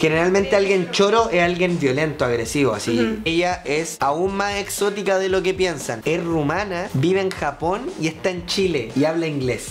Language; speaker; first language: Spanish; native; Spanish